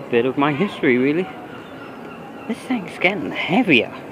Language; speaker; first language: English; native; English